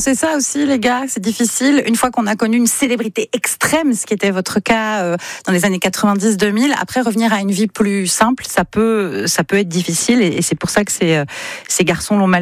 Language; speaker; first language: French; native; French